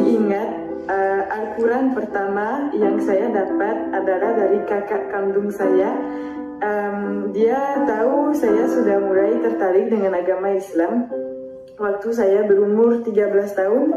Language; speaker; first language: Indonesian; non-native, fluent; French